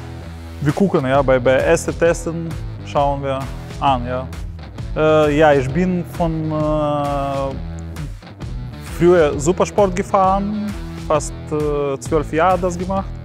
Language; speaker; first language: German; non-native, learner; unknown